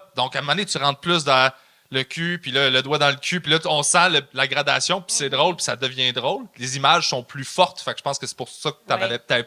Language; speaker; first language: French; native; French